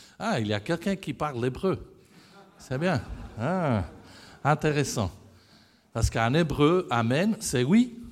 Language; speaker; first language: French; non-native, fluent; Italian